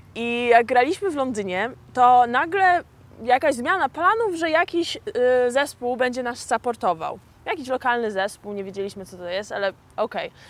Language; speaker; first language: Polish; early bilingual, heritage; English